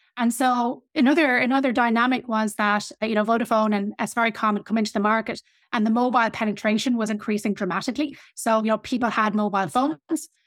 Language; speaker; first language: English; native; English